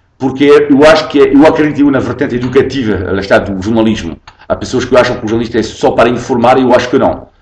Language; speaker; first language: Portuguese; non-native, fluent; French